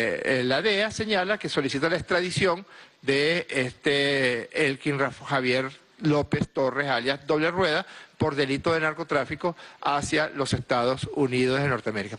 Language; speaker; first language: Spanish; native; Spanish